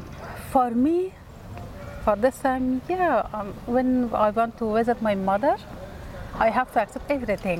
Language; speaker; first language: English; non-native, fluent; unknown